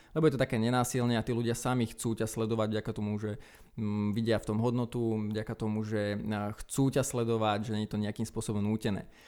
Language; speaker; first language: Slovak; native; Slovak